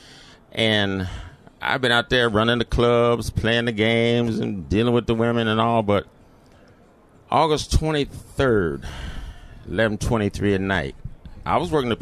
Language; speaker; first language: English; native; English